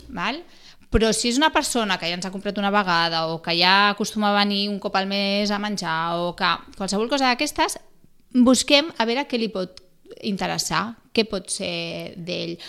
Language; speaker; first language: Catalan; non-native, local second language; Spanish